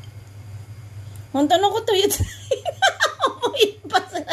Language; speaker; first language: Filipino; native; Filipino